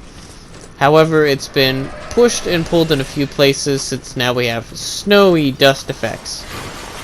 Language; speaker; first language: English; native; English